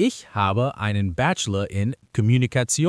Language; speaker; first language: German; non-native, learner; English